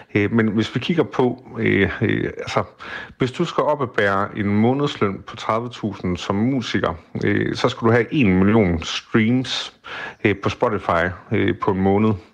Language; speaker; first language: Danish; native; Danish